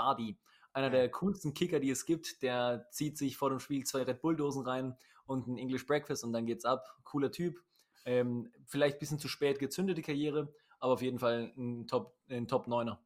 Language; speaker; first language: German; native; German